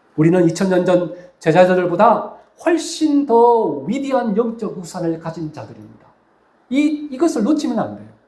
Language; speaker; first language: Korean; native; Korean